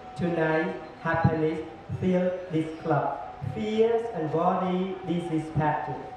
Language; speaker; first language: English; non-native, learner; Khmer